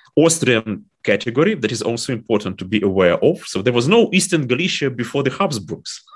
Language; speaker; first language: English; non-native, fluent; Ukrainian